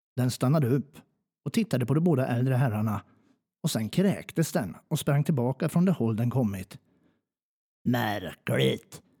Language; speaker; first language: Swedish; native; Swedish